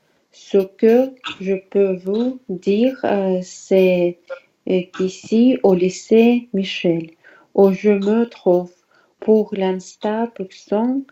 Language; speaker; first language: French; non-native, learner; Russian